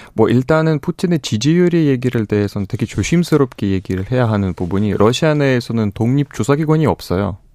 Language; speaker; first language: Korean; non-native, fluent; Russian